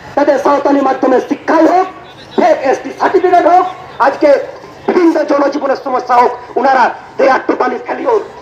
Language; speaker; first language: Bangla; non-native, local second language; Santali